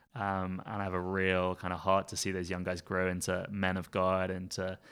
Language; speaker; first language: English; native; English